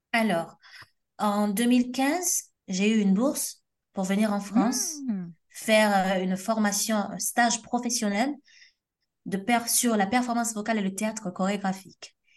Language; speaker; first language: French; non-native, local second language; Haitian Creole